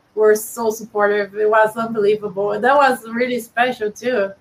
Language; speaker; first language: English; non-native, fluent; Portuguese